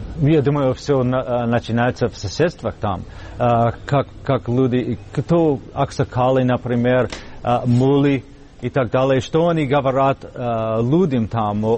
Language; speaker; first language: Russian; non-native, fluent; English